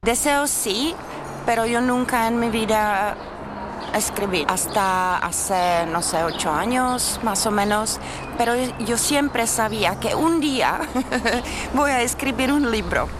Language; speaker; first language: Spanish; non-native, learner; Czech